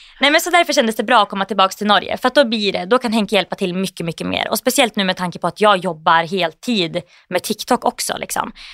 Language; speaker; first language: Swedish; native; Swedish